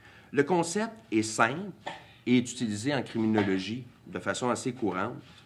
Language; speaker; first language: French; native; French